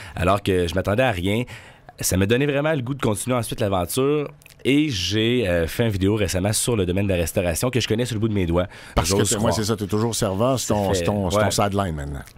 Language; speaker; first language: French; native; French